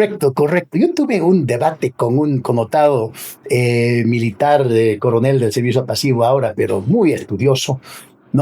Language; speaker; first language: Spanish; native; Spanish